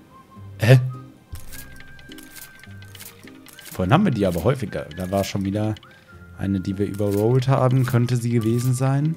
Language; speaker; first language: German; native; German